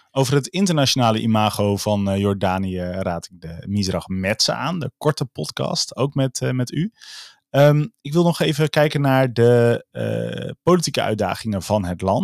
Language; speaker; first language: Dutch; native; Dutch